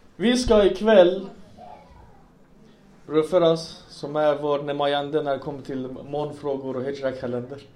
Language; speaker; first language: Swedish; non-native, local second language; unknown